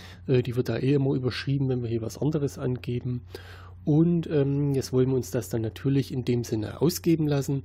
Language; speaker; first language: German; native; German